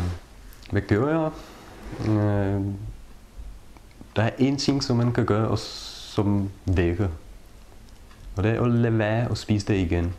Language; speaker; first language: Danish; non-native, fluent; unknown